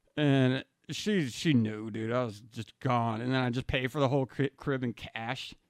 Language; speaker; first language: English; native; English